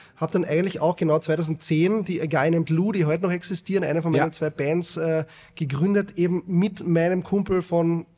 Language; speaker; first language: German; native; German